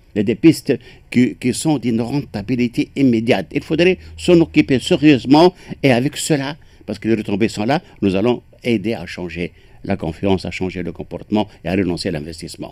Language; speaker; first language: French; non-native, local second language; Arabic